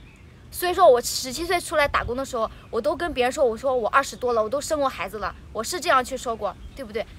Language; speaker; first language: Chinese; native; Chinese